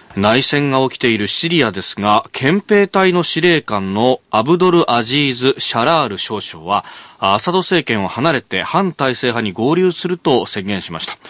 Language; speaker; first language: Japanese; native; Japanese